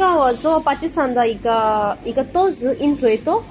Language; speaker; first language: Chinese; non-native, learner; Urdu